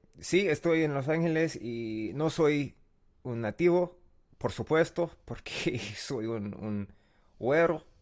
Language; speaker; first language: Spanish; non-native, learner; English